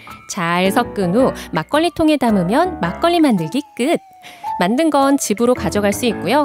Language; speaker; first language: Korean; native; Korean